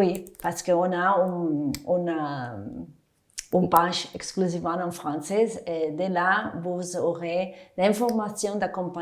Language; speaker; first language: French; non-native, fluent; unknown